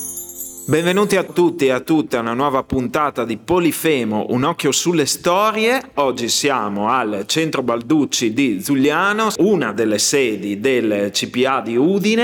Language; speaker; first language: Italian; native; Italian